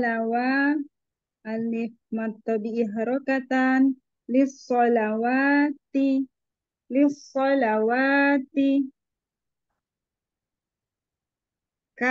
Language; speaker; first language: Arabic; non-native, learner; Indonesian